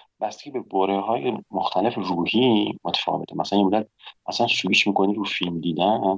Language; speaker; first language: Persian; native; Persian